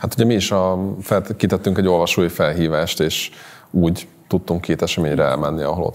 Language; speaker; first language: Hungarian; native; Hungarian